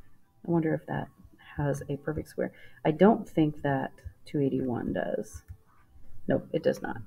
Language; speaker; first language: English; native; English